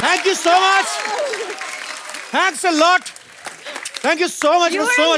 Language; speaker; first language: Hindi; native; Hindi